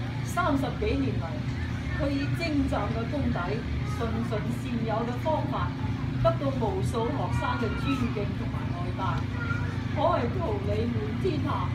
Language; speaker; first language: Cantonese; native; Cantonese